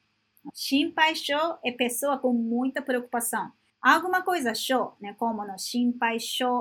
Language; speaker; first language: Portuguese; non-native, fluent; Japanese